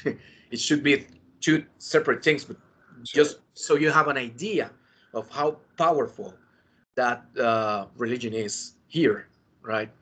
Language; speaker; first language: English; non-native, fluent; Spanish